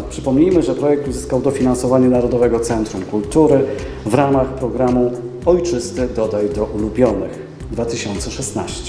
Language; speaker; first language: Polish; native; Polish